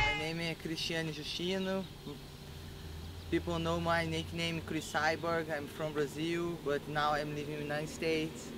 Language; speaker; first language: English; non-native, learner; Portuguese